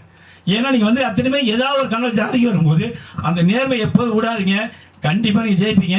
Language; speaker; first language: Tamil; native; Tamil